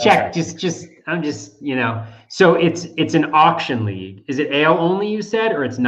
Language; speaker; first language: English; native; English